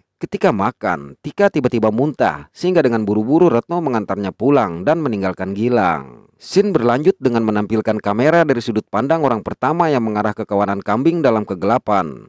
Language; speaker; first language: Indonesian; native; Indonesian